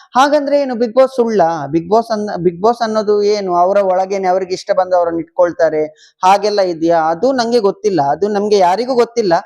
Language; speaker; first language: Kannada; non-native, local second language; Tulu